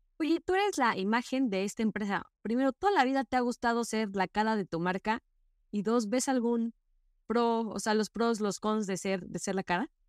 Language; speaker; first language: Spanish; native; Spanish